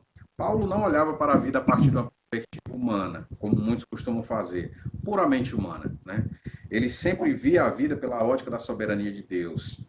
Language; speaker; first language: Portuguese; native; Portuguese